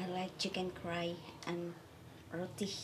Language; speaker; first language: English; non-native, learner; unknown